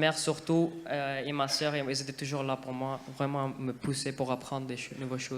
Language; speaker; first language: French; non-native, fluent; Urdu